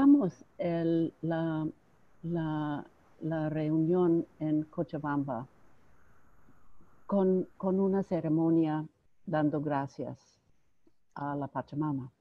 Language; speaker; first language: Spanish; non-native, fluent; English